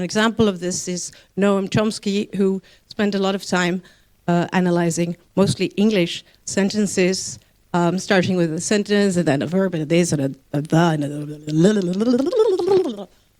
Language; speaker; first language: English; non-native, fluent; Dutch